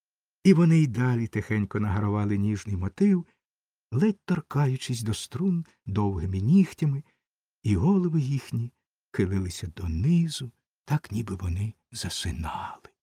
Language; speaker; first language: Ukrainian; native; Ukrainian